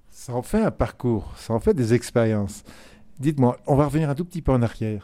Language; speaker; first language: French; native; French